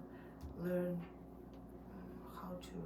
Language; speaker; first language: English; non-native, learner; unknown